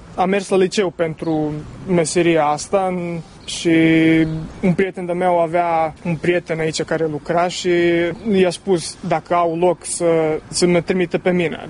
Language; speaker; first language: Romanian; early bilingual, heritage; Romanian